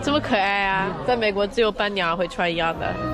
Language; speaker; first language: Chinese; native; Chinese